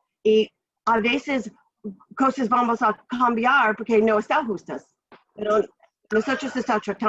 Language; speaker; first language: Spanish; non-native, learner; English